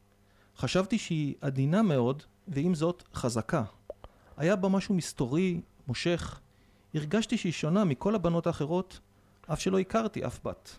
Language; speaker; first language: Hebrew; native; Hebrew